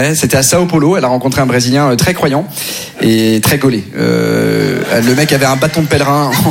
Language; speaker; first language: French; native; French